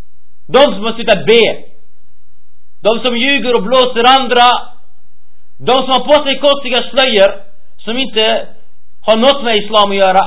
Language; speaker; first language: Swedish; early bilingual, other home language; Arabic